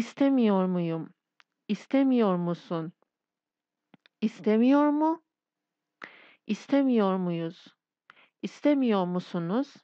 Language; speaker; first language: Turkish; non-native, fluent; Persian